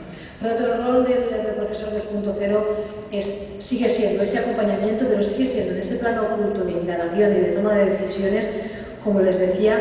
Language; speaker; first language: Spanish; native; Spanish